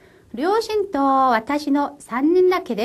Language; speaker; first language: Japanese; non-native, fluent; Korean